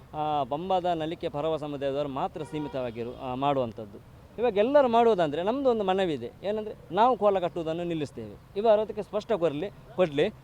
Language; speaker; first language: Kannada; non-native, local second language; Tulu